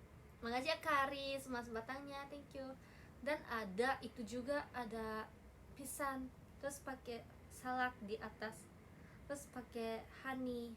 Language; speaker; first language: Indonesian; native; Indonesian